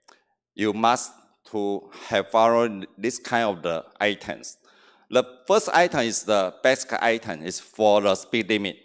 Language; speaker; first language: English; non-native, learner; Chinese